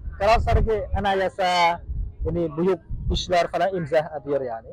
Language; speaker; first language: Turkish; non-native, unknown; Khmer